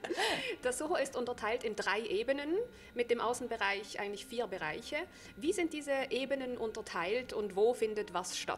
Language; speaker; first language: German; native; German